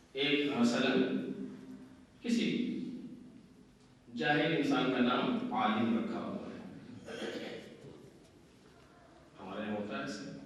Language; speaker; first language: Urdu; native; Urdu